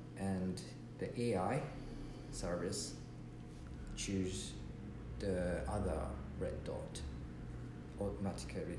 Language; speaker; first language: English; non-native, learner; Japanese